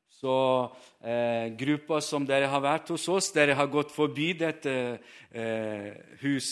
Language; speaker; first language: Norwegian; non-native, fluent; Ukrainian